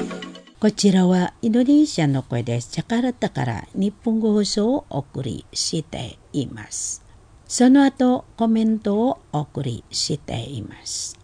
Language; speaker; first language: Japanese; non-native, fluent; Indonesian